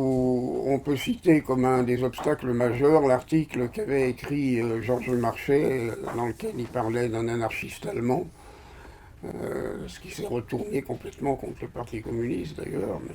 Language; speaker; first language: French; native; French